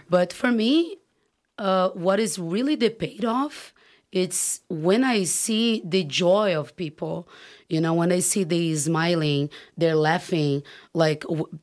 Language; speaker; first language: English; non-native, fluent; Portuguese